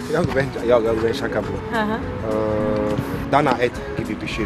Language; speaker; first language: Turkish; non-native, learner; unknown